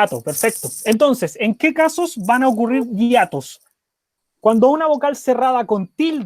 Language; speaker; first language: Spanish; native; Spanish